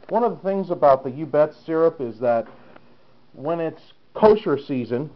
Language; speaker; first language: English; native; English